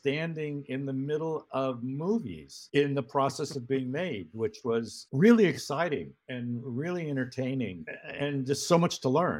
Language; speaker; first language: English; native; English